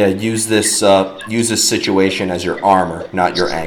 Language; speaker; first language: English; native; English